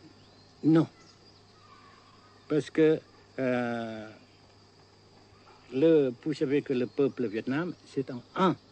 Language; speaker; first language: French; non-native, fluent; Vietnamese